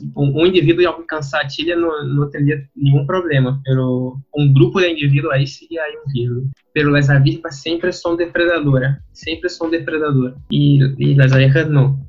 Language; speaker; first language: Spanish; non-native, learner; Portuguese